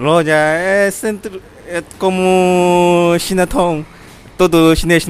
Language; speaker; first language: Portuguese; non-native, learner; Chinese